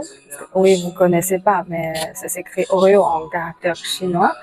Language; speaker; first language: French; non-native, fluent; Chinese